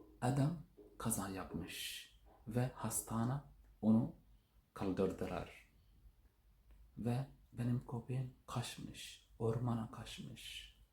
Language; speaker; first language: Turkish; non-native, learner; Arabic